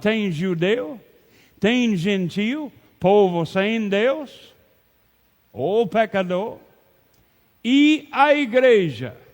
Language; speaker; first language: Portuguese; non-native, learner; English